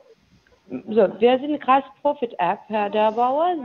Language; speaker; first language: German; non-native, learner; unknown